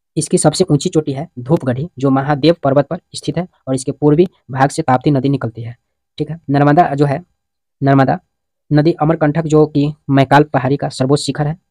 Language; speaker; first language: Hindi; native; Hindi